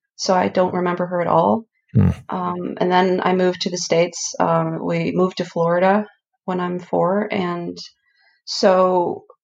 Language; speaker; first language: English; early bilingual, other home language; Icelandic